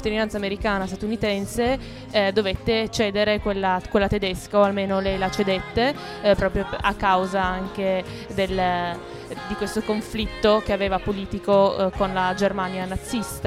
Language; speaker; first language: Italian; native; Italian